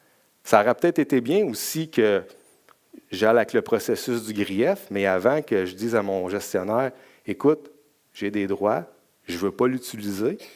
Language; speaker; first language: French; native; French